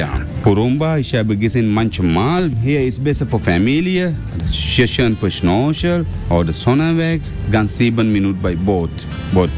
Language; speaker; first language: German; non-native, learner; Sinhala